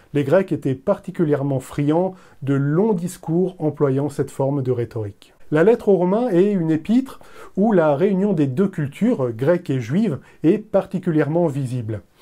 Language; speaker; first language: French; native; French